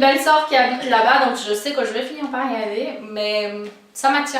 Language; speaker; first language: French; non-native, fluent; Portuguese